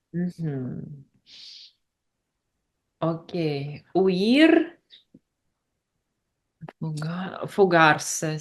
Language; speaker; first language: Spanish; non-native, learner; English